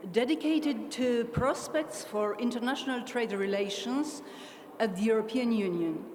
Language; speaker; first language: English; non-native, fluent; Romanian